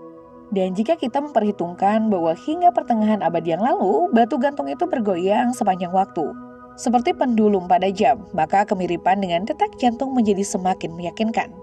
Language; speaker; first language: Indonesian; native; Indonesian